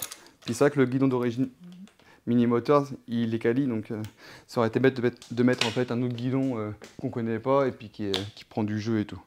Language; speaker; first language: French; native; French